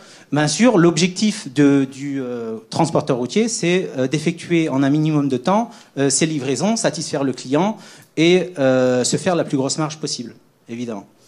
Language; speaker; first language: French; native; French